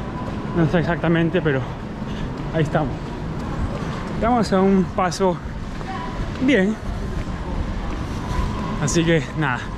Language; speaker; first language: Spanish; native; Spanish